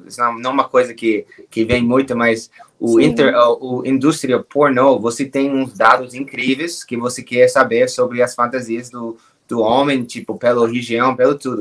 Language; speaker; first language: Portuguese; non-native, fluent; English